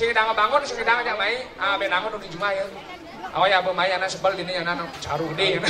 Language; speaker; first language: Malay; non-native, local second language; Balinese